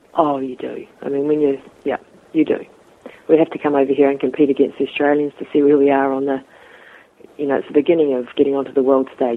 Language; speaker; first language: English; native; English